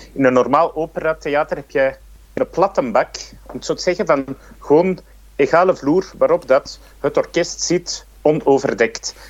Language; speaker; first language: Dutch; native; Dutch